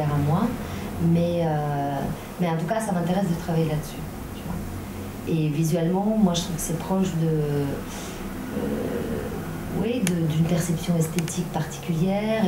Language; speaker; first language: French; native; French